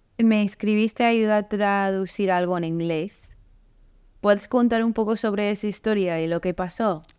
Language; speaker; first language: Spanish; non-native, fluent; English